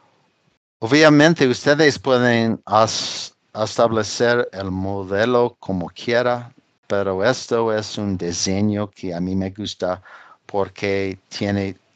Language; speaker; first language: Spanish; non-native, fluent; English